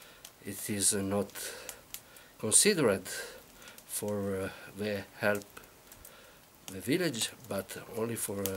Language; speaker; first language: English; non-native, learner; Italian